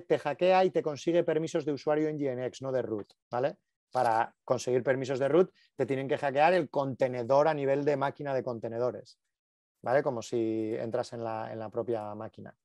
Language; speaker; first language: Spanish; native; Spanish